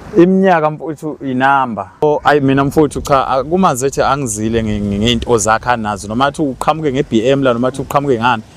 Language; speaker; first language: Zulu; native; Zulu